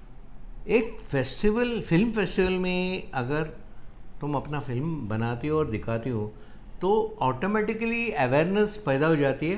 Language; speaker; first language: Hindi; non-native, local second language; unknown